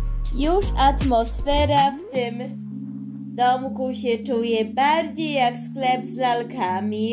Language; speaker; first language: Polish; early bilingual, heritage; Polish